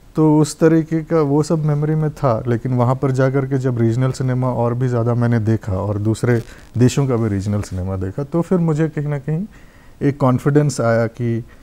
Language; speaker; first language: Hindi; non-native, local second language; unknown